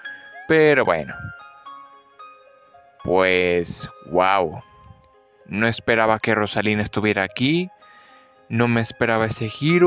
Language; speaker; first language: Spanish; native; Spanish